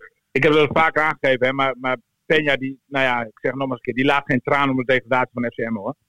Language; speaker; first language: Dutch; native; Dutch